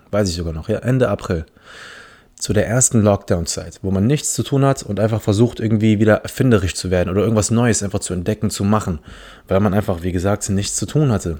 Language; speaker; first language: German; early bilingual, other home language; English